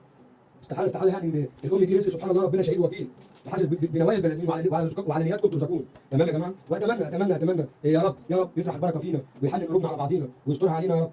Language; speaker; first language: Arabic; native; Arabic